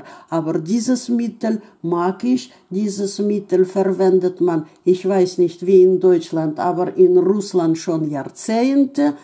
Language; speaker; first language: German; non-native, fluent; Russian